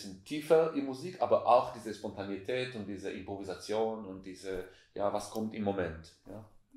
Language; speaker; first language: German; non-native, fluent; Hebrew